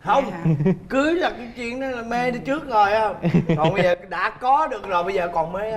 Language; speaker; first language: Vietnamese; native; Vietnamese